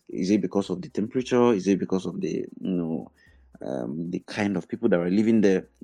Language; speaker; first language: English; non-native, local second language; Igbo